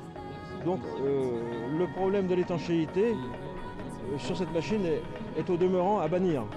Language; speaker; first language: French; native; French